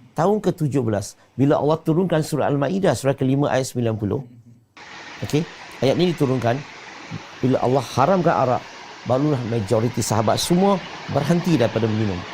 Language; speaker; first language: Malay; non-native, local second language; Chinese